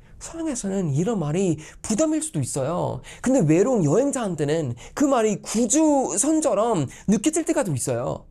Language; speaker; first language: Korean; non-native, fluent; Swedish